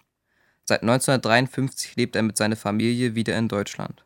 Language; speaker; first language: German; native; German